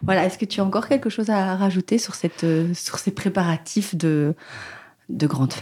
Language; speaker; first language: French; native; French